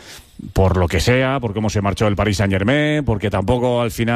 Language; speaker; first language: Spanish; native; Spanish